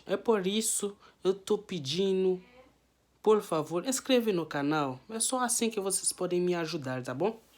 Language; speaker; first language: Portuguese; non-native, learner; Haitian Creole